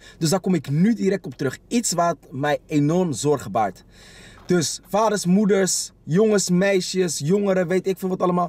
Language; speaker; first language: Dutch; native; Dutch